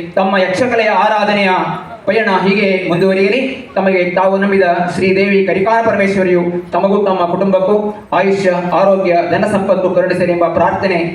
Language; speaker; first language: Kannada; native; Kannada